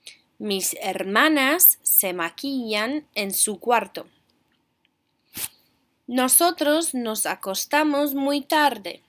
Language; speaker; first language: Spanish; non-native, fluent; English